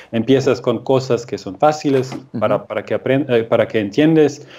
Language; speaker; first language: Spanish; non-native, fluent; Russian